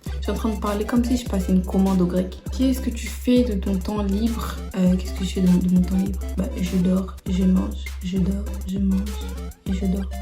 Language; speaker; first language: French; early bilingual, other home language; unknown